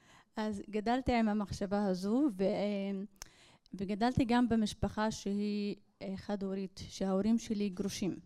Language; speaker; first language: Hebrew; non-native, local second language; Arabic